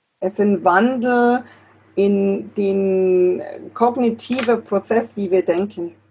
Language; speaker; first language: German; non-native, fluent; English